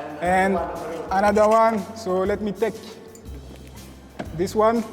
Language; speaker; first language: English; non-native, learner; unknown